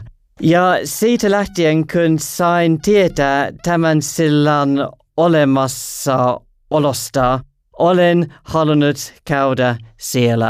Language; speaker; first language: Finnish; non-native, learner; English